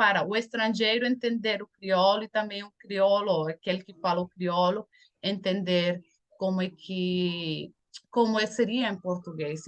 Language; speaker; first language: Portuguese; non-native, fluent; Spanish